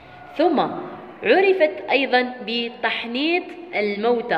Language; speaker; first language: Arabic; native; Arabic